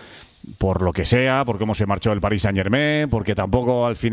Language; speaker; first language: Spanish; native; Spanish